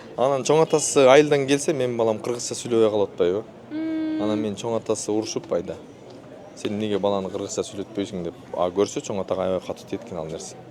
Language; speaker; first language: Kyrgyz; native; Kyrgyz